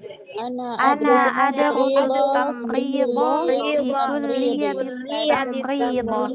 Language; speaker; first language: Arabic; non-native, learner; Indonesian